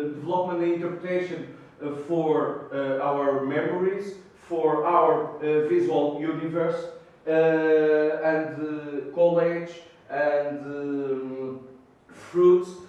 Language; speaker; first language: English; non-native, learner; Portuguese